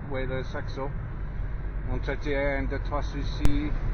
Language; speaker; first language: French; non-native, learner; English